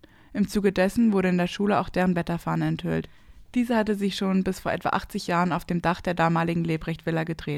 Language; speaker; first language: German; native; German